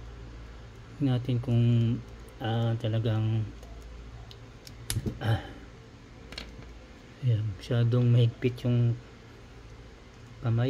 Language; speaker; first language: Filipino; native; Filipino